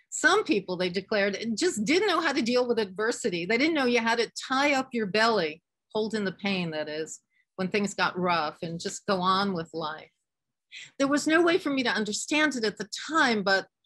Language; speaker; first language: English; native; English